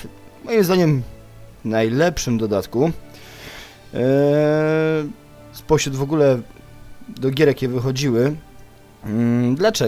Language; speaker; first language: Polish; native; Polish